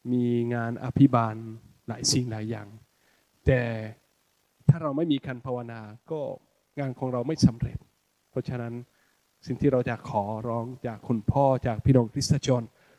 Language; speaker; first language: Thai; non-native, fluent; Spanish